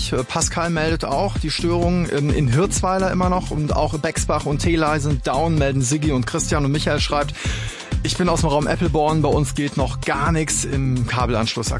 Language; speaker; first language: German; native; German